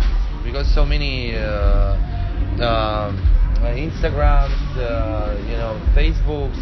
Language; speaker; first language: English; non-native, learner; Russian